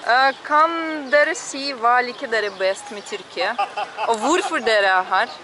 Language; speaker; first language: Norwegian; non-native, fluent; Russian